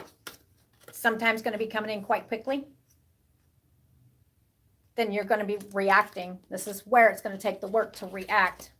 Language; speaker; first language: English; native; English